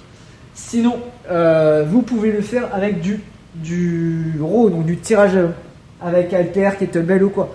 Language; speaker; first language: French; native; French